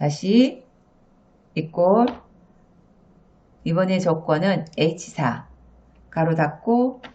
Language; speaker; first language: Korean; native; Korean